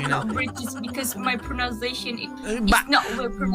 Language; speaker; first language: English; non-native, learner; Thai